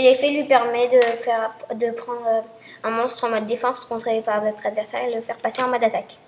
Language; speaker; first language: French; native; French